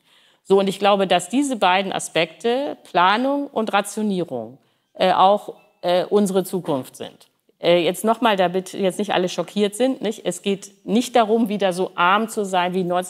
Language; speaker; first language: German; native; German